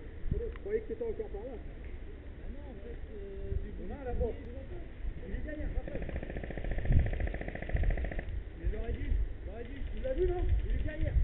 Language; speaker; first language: French; native; French